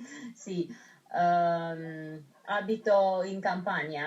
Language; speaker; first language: Italian; non-native, learner; Romanian